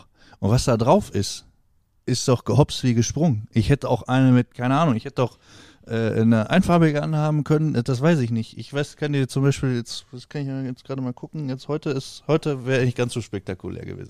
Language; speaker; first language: German; native; German